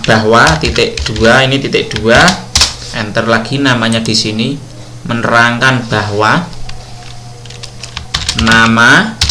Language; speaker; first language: Indonesian; non-native, local second language; Javanese